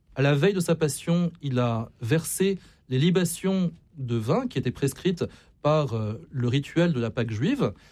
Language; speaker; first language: French; native; French